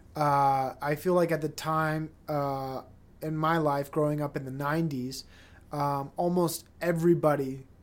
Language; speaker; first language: English; native; English